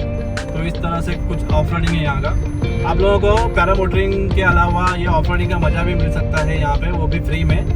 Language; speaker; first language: Hindi; native; Hindi